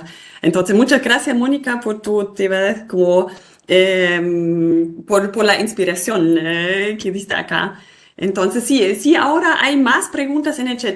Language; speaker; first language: Spanish; non-native, fluent; German